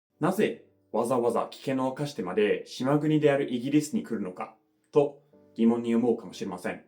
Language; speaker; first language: Japanese; non-native, fluent; English